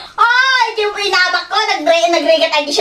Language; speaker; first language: Filipino; native; Filipino